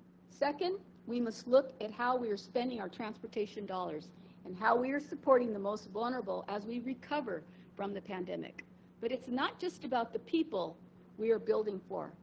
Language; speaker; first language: English; early bilingual, other home language; Spanish